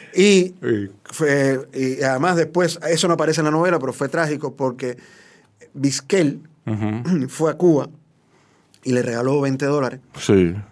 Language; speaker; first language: Spanish; native; Spanish